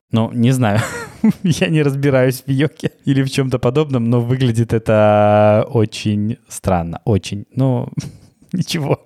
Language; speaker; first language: Russian; native; Russian